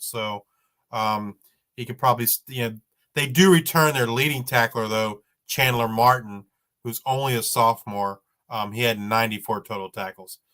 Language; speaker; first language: English; native; English